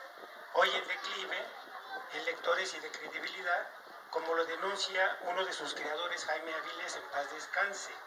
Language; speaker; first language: Spanish; native; Spanish